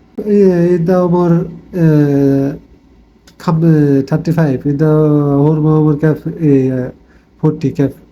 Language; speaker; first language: Arabic; non-native, learner; Bangla